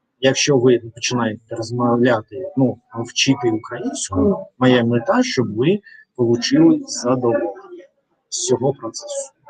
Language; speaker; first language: Ukrainian; non-native, learner; Russian